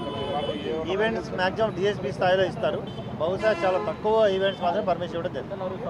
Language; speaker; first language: Telugu; native; Telugu